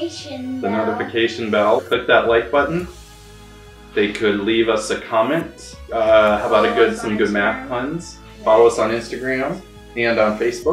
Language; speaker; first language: English; native; English